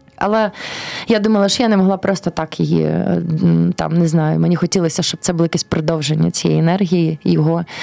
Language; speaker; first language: Ukrainian; early bilingual, heritage; Ukrainian